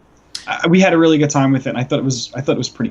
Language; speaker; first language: English; native; English